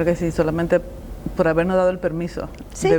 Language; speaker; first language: Spanish; native; Spanish